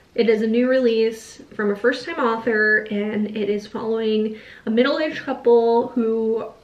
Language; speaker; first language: English; native; English